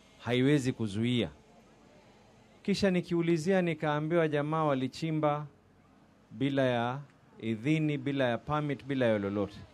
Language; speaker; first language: Swahili; native; Swahili